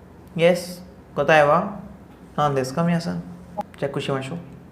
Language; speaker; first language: Japanese; non-native, fluent; Hindi